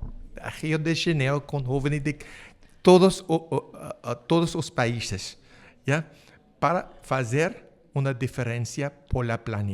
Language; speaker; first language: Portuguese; non-native, learner; English